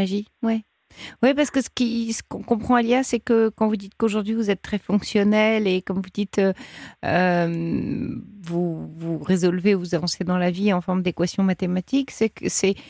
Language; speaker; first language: French; native; French